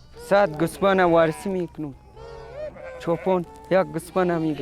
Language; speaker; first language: Persian; non-native, local second language; Kyrgyz